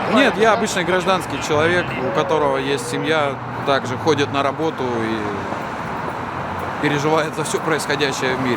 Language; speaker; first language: Russian; native; Russian